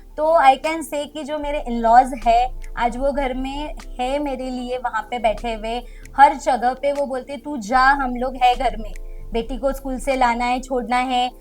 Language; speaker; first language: Hindi; non-native, local second language; Marwari